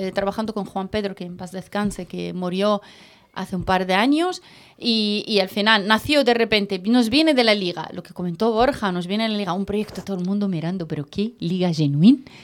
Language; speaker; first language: Spanish; non-native, fluent; Arabic